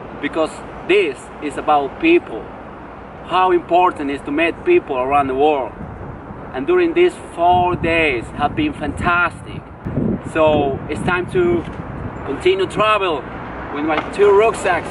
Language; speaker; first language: English; non-native, fluent; Spanish